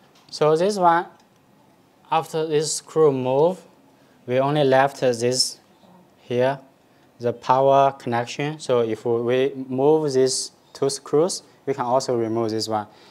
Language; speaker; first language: English; non-native, fluent; Chinese